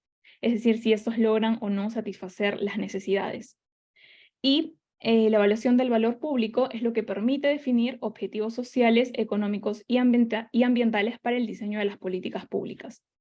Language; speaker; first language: Spanish; native; Spanish